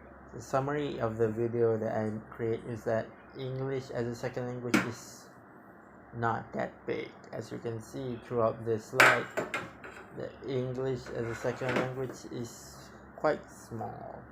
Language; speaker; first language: English; non-native, local second language; Malay